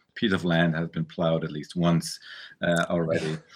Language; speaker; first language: English; early bilingual, other home language; German